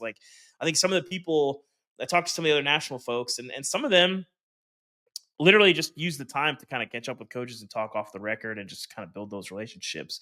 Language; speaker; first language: English; native; English